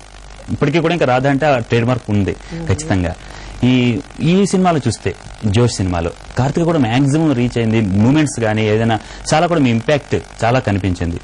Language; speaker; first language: Telugu; native; Telugu